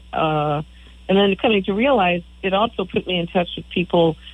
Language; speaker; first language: English; native; English